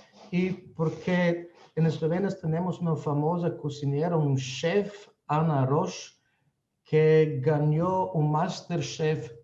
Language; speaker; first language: Spanish; non-native, fluent; Slovenian